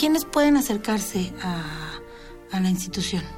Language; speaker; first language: Spanish; native; Spanish